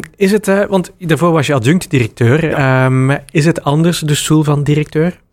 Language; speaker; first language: Dutch; native; Dutch